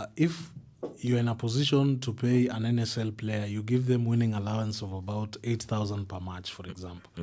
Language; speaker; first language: English; non-native, local second language; Swahili